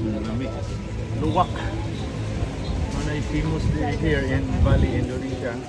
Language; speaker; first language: English; non-native, local second language; Cebuano